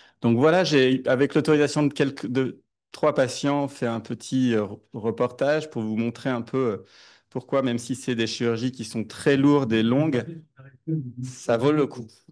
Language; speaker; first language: French; native; French